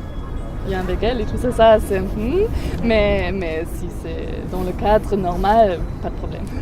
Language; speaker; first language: French; non-native, fluent; German